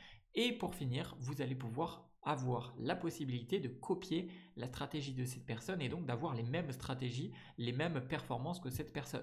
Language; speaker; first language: French; native; French